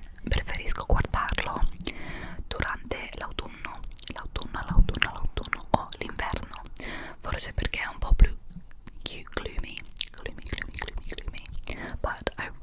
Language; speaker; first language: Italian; non-native, fluent; English